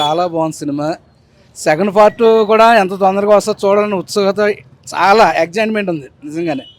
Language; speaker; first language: Telugu; native; Telugu